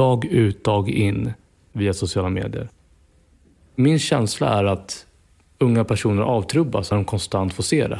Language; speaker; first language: Swedish; native; Swedish